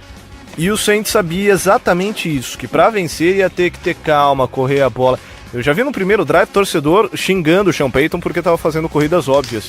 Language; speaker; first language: Portuguese; native; Portuguese